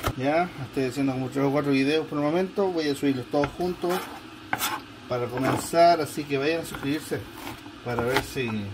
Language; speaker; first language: Spanish; native; Spanish